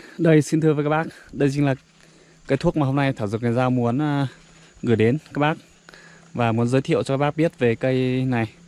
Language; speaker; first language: Vietnamese; non-native, local second language; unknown